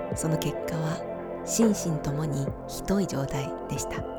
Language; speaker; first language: Japanese; native; Japanese